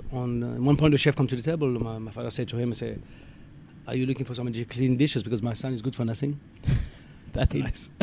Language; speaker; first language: English; non-native, fluent; French